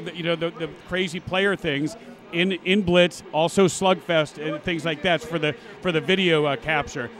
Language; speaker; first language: English; native; English